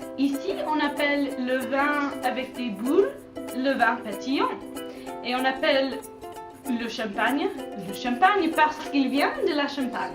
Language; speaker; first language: French; non-native, learner; English